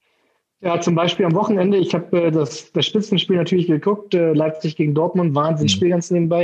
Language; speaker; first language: German; native; German